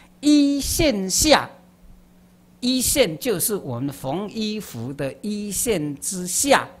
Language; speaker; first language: Chinese; native; Chinese